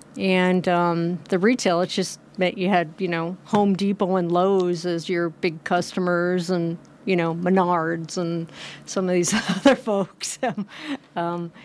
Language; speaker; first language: English; native; English